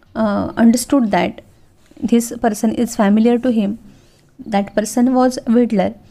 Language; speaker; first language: English; non-native, local second language; Marathi